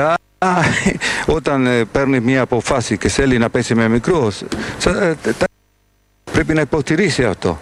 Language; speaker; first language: Greek; non-native, fluent; Spanish